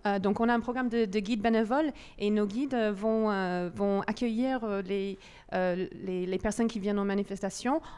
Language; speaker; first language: French; non-native, local second language; English